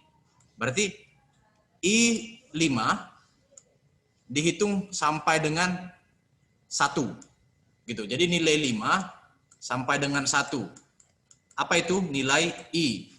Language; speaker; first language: Indonesian; native; Indonesian